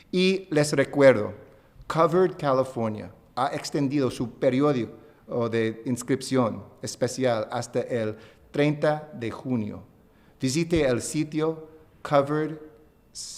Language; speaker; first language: Spanish; non-native, fluent; English